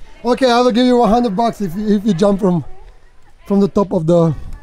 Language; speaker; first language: English; non-native, fluent; Serbian